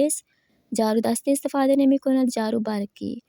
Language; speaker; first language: Persian; non-native, fluent; Urdu